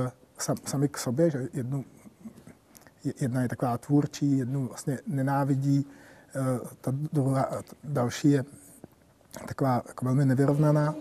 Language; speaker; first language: Czech; native; Czech